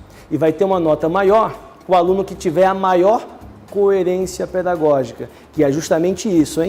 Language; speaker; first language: Portuguese; native; Portuguese